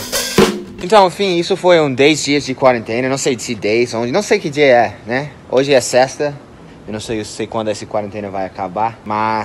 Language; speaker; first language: Portuguese; non-native, fluent; English